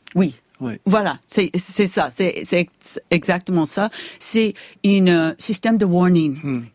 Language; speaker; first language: French; non-native, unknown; English